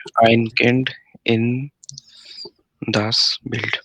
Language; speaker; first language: German; non-native, learner; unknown